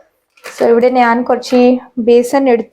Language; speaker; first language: Malayalam; non-native, local second language; Hindi